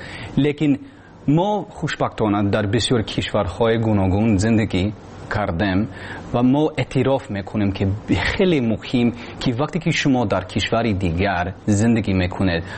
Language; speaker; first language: Persian; non-native, learner; English